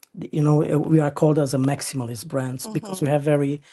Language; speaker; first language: English; non-native, fluent; Romanian